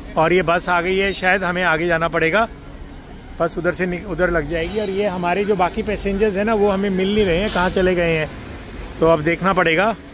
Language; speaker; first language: Hindi; native; Hindi